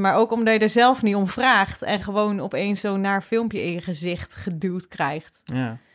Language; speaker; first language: Dutch; native; Dutch